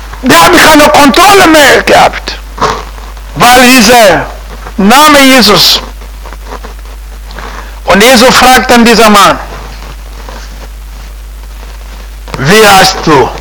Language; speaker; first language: German; non-native, fluent; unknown